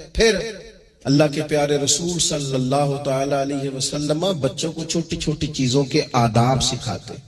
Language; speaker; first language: Urdu; non-native, local second language; Punjabi